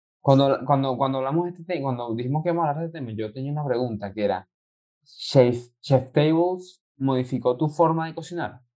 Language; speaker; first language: Spanish; native; Spanish